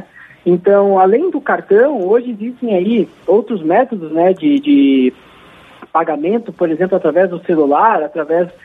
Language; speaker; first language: Portuguese; native; Portuguese